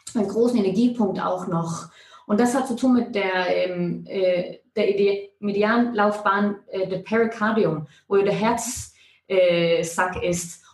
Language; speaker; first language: German; non-native, fluent; Danish